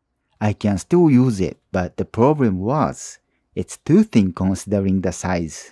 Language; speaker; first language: English; non-native, fluent; Japanese